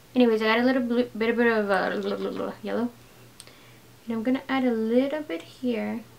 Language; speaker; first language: English; early bilingual, other home language; Spanish